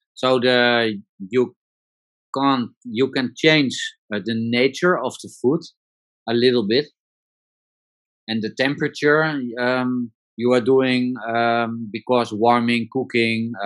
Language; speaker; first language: English; non-native, learner; Dutch